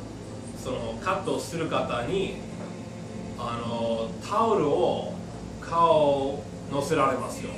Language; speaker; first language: Japanese; non-native, fluent; English